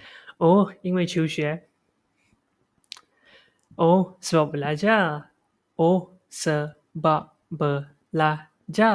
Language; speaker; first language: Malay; non-native, local second language; Chinese